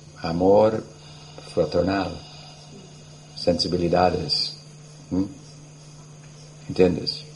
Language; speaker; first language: Spanish; non-native, learner; English